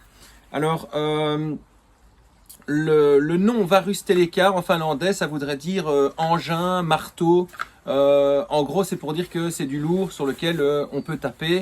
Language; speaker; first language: French; native; French